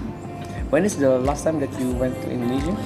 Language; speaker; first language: English; non-native, learner; Indonesian